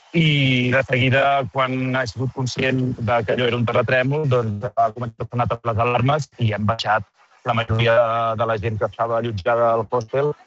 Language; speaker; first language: Catalan; native; Catalan